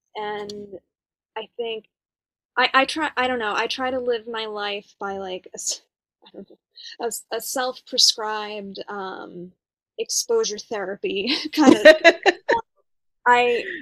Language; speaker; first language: English; native; English